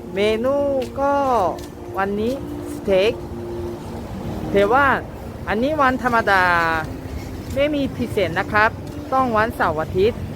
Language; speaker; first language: Thai; non-native, learner; Korean